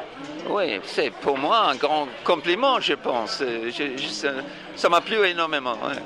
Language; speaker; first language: French; non-native, fluent; English